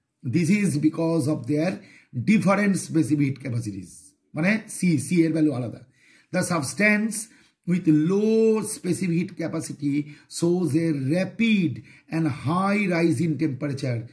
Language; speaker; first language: English; non-native, local second language; Bangla